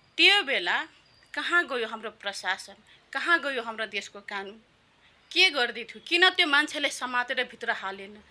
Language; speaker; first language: Nepali; non-native, local second language; Maithili